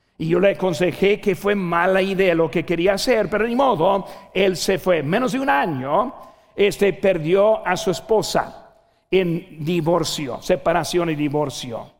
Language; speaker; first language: Spanish; non-native, fluent; English